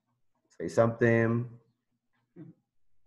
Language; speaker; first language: English; non-native, learner; Spanish